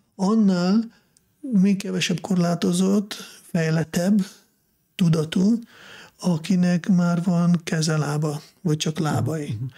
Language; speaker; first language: Hungarian; non-native, fluent; Russian